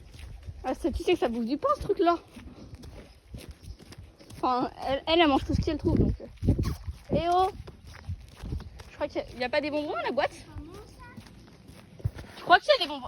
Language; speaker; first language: French; native; French